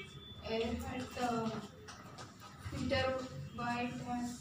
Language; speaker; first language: German; non-native, learner; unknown